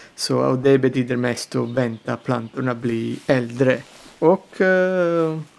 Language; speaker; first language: Swedish; non-native, fluent; Italian